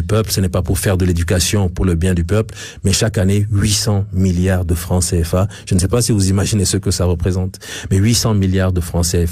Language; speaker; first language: French; non-native, local second language; Ewe